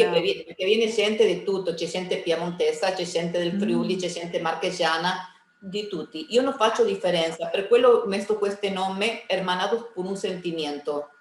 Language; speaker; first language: Italian; early bilingual, heritage; Spanish